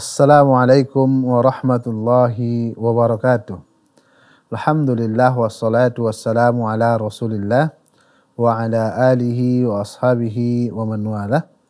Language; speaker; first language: Malay; native; Malay